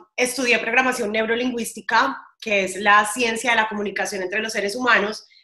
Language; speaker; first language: Spanish; native; Spanish